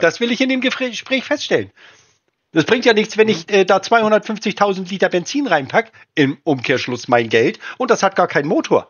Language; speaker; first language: German; native; German